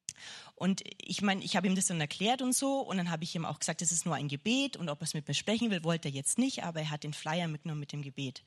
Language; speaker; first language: German; native; German